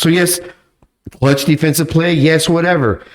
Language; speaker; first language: English; native; English